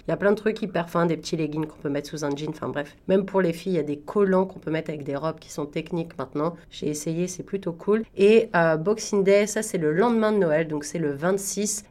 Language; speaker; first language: French; native; French